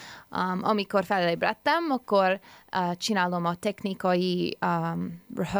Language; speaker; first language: Hungarian; early bilingual, heritage; English